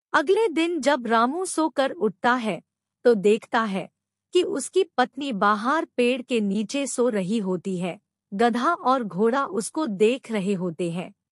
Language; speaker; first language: Hindi; native; Hindi